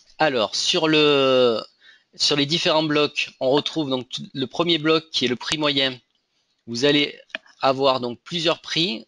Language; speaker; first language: French; native; French